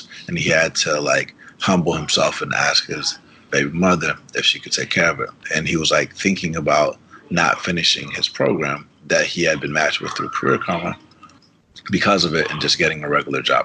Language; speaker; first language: English; early bilingual, other home language; Spanish